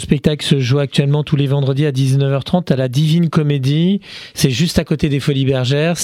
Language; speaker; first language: French; native; French